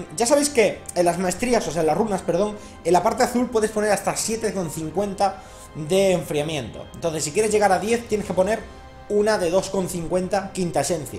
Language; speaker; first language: Spanish; native; Spanish